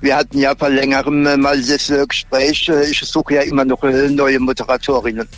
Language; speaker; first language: German; native; German